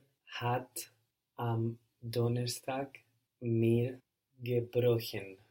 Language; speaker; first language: German; non-native, learner; English